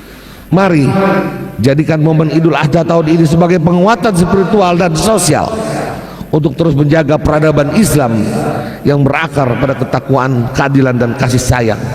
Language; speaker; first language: Indonesian; native; Indonesian